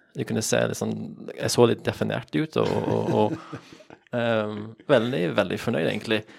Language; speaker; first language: Norwegian; non-native, fluent; English